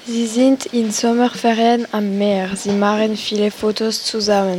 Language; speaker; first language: German; non-native, learner; French